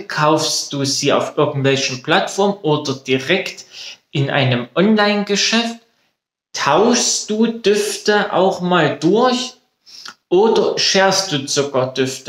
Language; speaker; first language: German; native; German